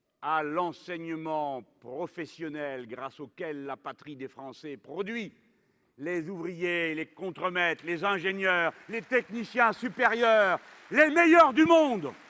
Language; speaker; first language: French; native; French